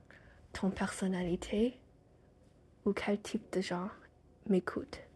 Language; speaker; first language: French; non-native, fluent; English